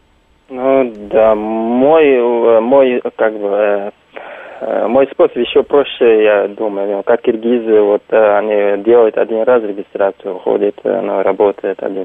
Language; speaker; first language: Russian; non-native, fluent; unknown